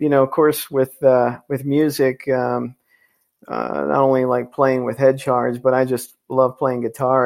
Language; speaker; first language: English; native; English